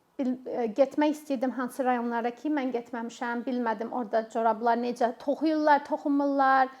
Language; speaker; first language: Azerbaijani; non-native, fluent; English